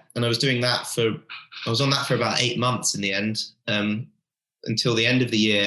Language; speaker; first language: English; native; English